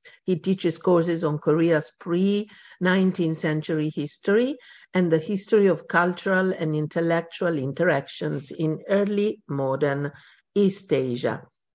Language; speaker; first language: English; non-native, fluent; Italian